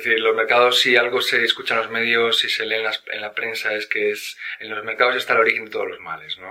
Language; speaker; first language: Spanish; native; Spanish